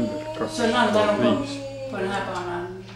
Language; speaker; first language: Swedish; early bilingual, other home language; Estonian